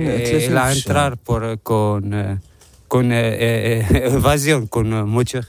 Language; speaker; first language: Spanish; non-native, learner; Arabic